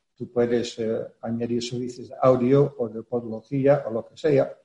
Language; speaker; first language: Spanish; non-native, fluent; Dutch